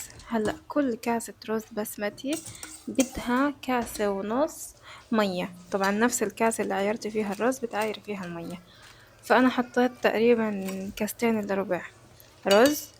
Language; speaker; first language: Arabic; native; Arabic